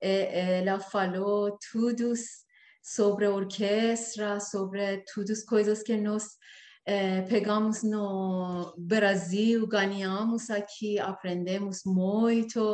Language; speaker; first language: Portuguese; non-native, learner; Persian